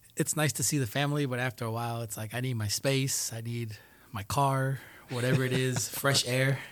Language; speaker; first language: English; early bilingual, other home language; Spanish